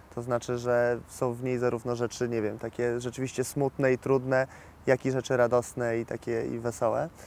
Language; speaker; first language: Polish; early bilingual, heritage; Polish